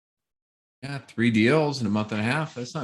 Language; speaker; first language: English; native; English